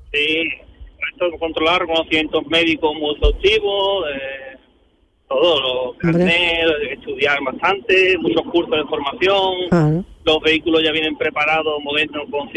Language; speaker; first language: Spanish; native; Spanish